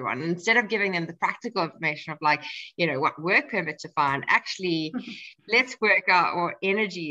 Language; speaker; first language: English; native; English